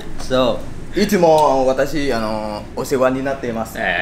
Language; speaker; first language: Japanese; non-native, learner; Vietnamese